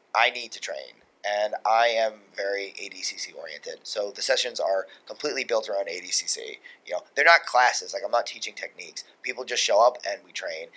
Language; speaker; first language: English; native; English